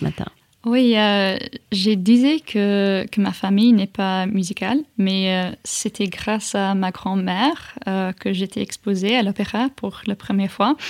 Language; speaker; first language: French; non-native, fluent; English